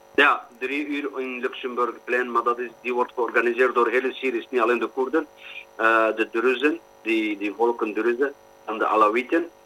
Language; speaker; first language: Dutch; non-native, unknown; Kurdish